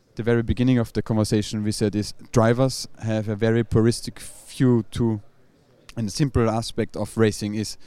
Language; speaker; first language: English; non-native, fluent; German